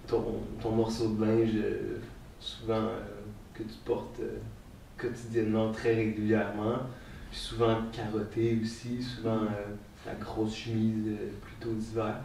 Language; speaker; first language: French; non-native, fluent; Arabic